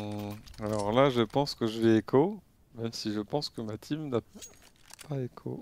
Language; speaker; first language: French; native; French